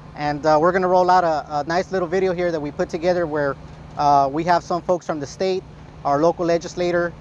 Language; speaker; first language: English; early bilingual, other home language; Spanish